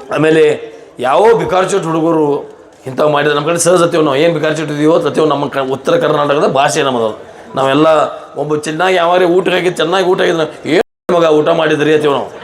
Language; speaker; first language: Kannada; native; Kannada